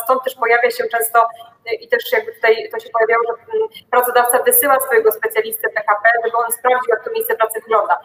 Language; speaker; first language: Polish; native; Polish